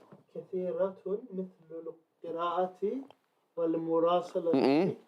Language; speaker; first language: Arabic; non-native, learner; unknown